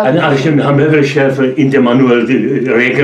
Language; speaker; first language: Swedish; non-native, learner; Czech